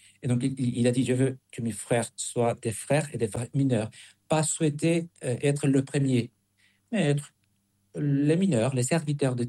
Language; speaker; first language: French; non-native, fluent; Spanish